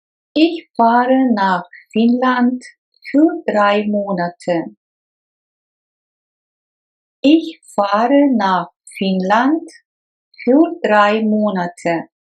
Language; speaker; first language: German; non-native, fluent; Russian